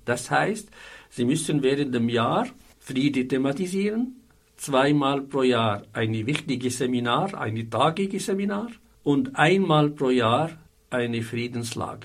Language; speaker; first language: German; non-native, fluent; Arabic